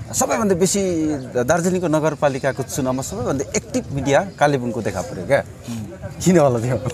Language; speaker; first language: Nepali; native; Nepali